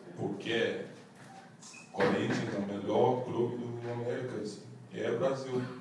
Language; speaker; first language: Portuguese; non-native, learner; English